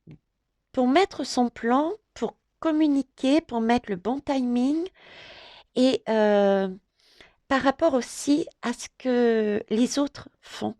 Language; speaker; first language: French; native; French